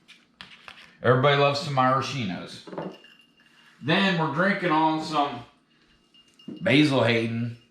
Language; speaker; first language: English; native; English